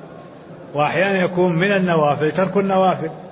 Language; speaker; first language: Arabic; native; Arabic